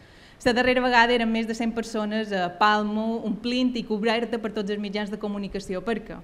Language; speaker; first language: Catalan; native; Catalan